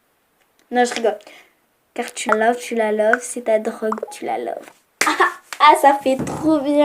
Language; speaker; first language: French; native; French